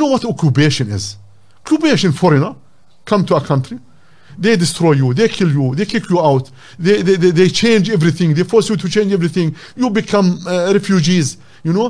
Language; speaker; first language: English; non-native, learner; Arabic